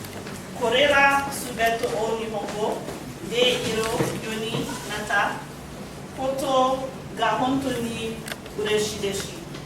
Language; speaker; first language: Japanese; non-native, learner; English